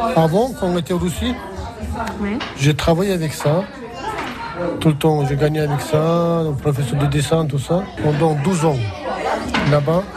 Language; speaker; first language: French; non-native, learner; Russian